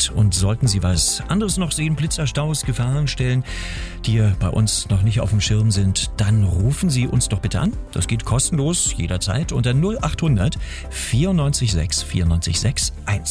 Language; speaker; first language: German; native; German